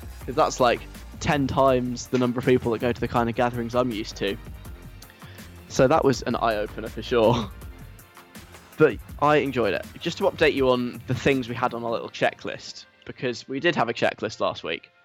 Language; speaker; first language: English; native; English